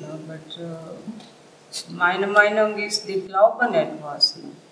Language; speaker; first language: German; non-native, learner; Telugu